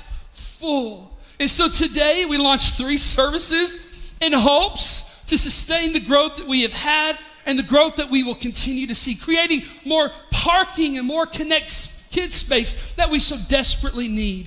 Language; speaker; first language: English; native; English